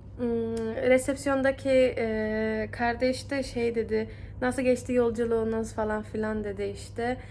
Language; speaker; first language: Turkish; early bilingual, heritage; Turkish